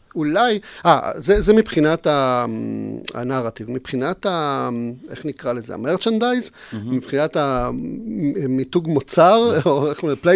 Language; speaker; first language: Hebrew; native; Hebrew